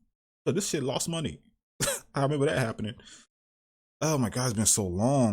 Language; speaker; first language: English; native; English